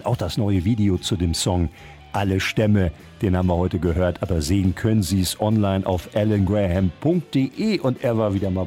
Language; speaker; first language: German; native; German